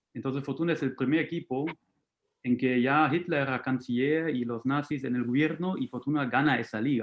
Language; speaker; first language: Spanish; non-native, fluent; German